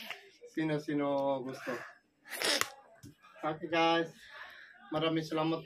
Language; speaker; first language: Filipino; non-native, learner; Urdu